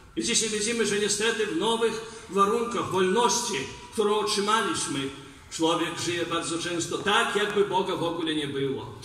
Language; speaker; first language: Polish; non-native, fluent; Belarusian